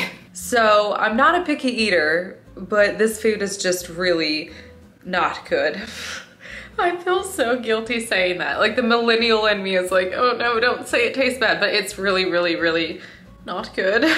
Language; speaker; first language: English; native; English